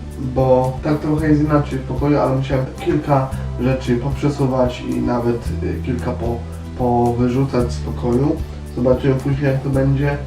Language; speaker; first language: Polish; native; Polish